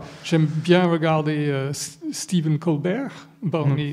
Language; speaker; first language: French; non-native, fluent; English